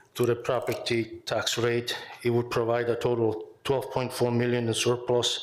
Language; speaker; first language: English; non-native, fluent; Italian